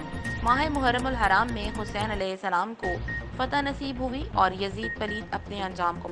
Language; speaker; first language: Urdu; native; Urdu